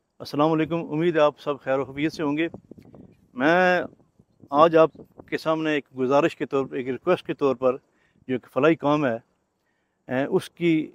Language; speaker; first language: Urdu; non-native, local second language; Pahari-Potwari